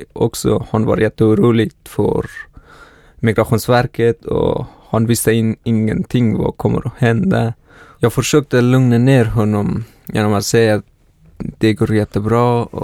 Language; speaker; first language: Swedish; non-native, fluent; Persian